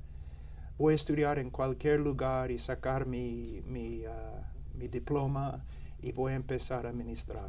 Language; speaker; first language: Spanish; non-native, fluent; English